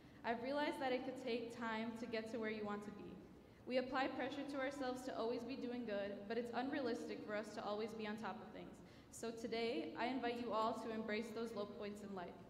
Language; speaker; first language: English; early bilingual, other home language; Spanish